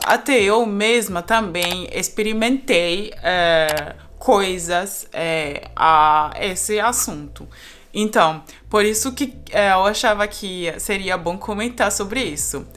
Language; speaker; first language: Portuguese; non-native, fluent; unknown